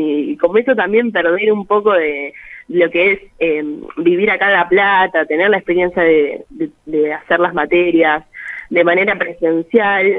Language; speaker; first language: Spanish; native; Spanish